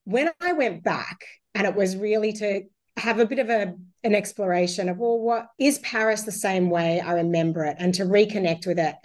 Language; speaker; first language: English; native; English